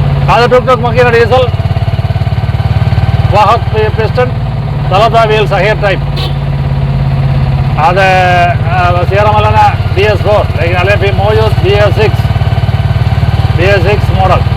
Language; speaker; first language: Arabic; non-native, learner; Malayalam